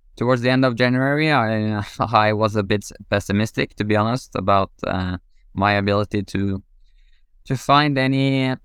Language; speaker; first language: English; non-native, fluent; Norwegian